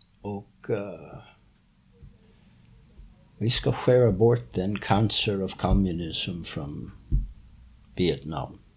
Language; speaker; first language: Swedish; early bilingual, heritage; English